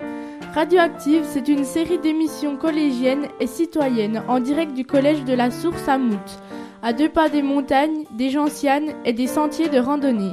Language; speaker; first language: French; native; French